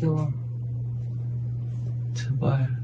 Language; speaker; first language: Korean; native; Korean